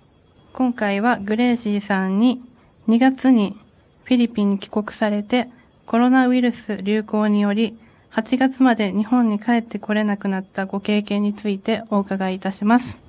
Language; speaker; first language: Japanese; native; Japanese